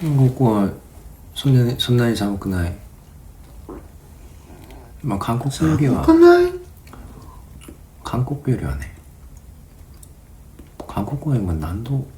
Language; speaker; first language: Japanese; non-native, fluent; Korean